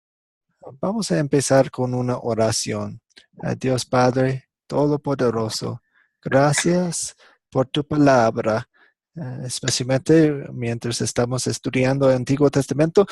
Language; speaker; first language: Spanish; non-native, fluent; English